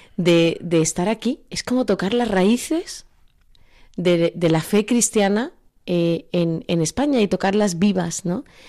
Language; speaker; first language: Spanish; native; Spanish